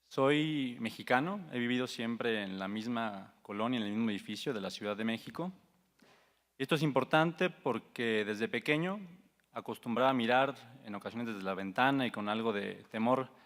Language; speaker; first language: Spanish; native; Spanish